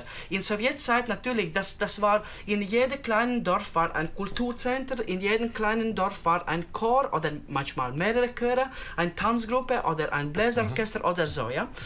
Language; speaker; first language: German; non-native, learner; Latvian